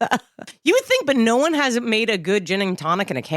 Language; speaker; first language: English; native; English